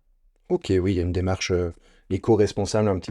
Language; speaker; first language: French; native; French